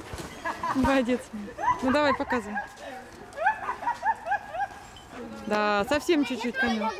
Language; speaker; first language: Russian; native; Russian